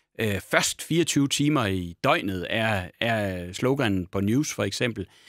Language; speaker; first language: Danish; native; Danish